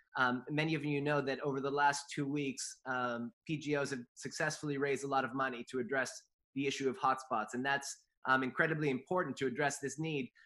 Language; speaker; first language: English; native; English